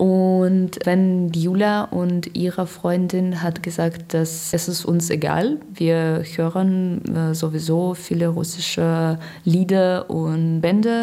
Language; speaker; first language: German; non-native, learner; Russian